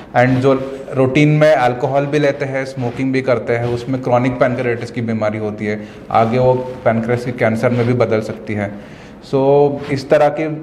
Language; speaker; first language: Hindi; non-native, local second language; Kannada